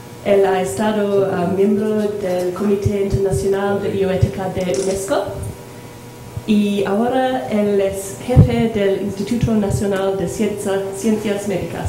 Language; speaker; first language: Spanish; non-native, learner; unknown